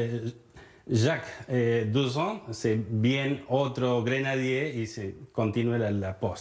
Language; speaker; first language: French; non-native, learner; Spanish